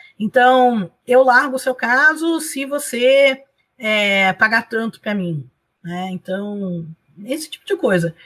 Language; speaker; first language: Portuguese; early bilingual, other home language; Spanish